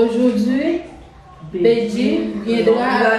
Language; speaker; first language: French; non-native, learner; Haitian Creole